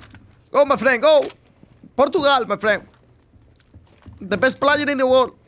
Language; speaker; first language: English; non-native, learner; Spanish